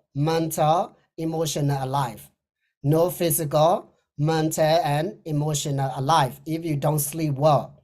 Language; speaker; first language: English; non-native, fluent; Burmese